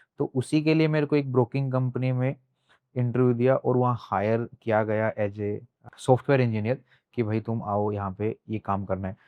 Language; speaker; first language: Hindi; native; Hindi